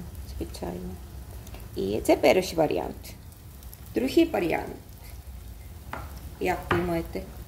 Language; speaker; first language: Ukrainian; non-native, learner; Korean